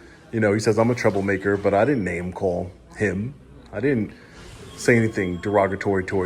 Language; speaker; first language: English; native; English